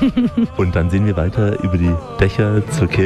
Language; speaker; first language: German; native; German